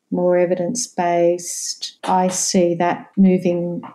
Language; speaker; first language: English; native; English